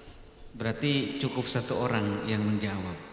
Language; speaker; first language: Indonesian; native; Indonesian